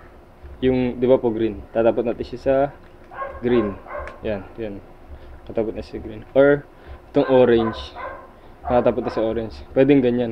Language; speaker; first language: Filipino; native; Filipino